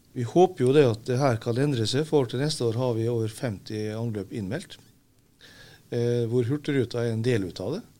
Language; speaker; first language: Norwegian; native; Norwegian